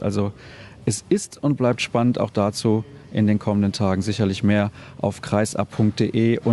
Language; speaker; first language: German; native; German